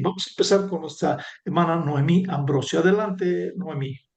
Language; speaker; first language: Spanish; native; Spanish